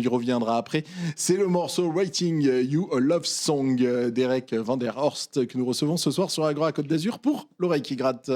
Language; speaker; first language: French; native; French